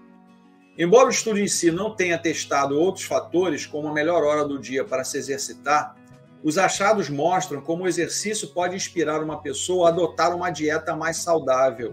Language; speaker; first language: Portuguese; native; Portuguese